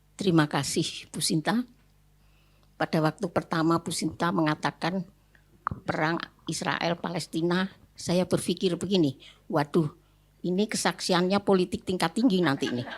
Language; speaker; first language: Indonesian; native; Indonesian